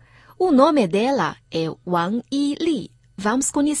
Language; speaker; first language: Portuguese; non-native, fluent; Chinese